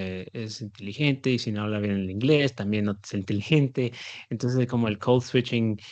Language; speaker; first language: Spanish; early bilingual, heritage; Spanish